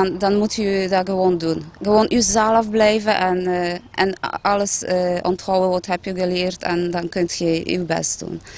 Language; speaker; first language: Dutch; non-native, fluent; Polish